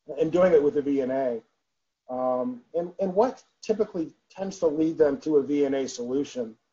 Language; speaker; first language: English; native; English